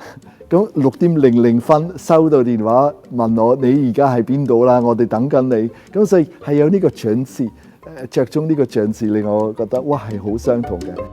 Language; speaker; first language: Cantonese; non-native, fluent; German